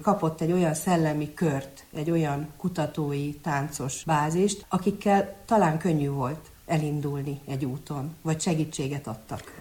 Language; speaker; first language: Hungarian; native; Hungarian